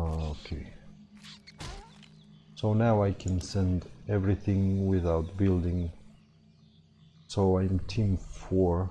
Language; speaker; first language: English; non-native, fluent; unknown